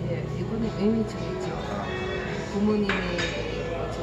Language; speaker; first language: Korean; non-native, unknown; Dutch